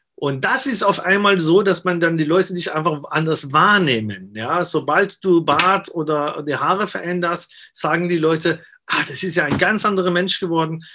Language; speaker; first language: German; non-native, fluent; Persian